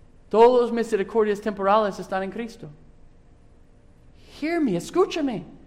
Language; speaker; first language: Spanish; non-native, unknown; English